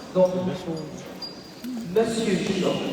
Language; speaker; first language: French; native; French